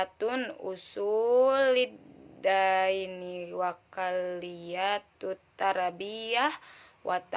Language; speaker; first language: Arabic; non-native, learner; Indonesian